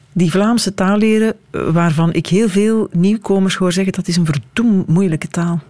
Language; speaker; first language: Dutch; native; Dutch